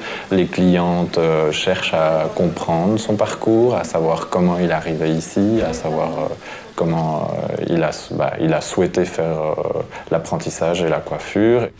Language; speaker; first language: French; native; French